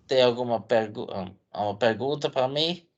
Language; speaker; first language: Portuguese; non-native, fluent; Dutch